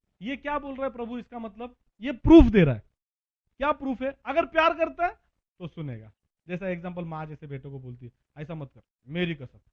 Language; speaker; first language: Hindi; non-native, local second language; Marathi